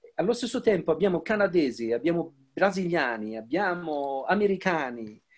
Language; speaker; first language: Italian; non-native, fluent; Arabic